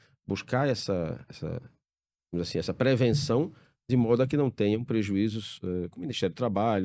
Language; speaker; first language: Portuguese; native; Portuguese